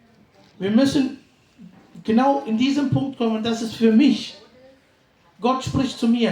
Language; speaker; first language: German; non-native, fluent; Tamil